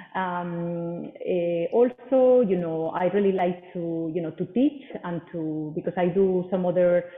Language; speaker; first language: English; non-native, fluent; Spanish